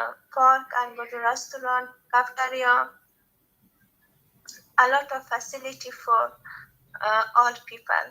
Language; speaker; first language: English; non-native, learner; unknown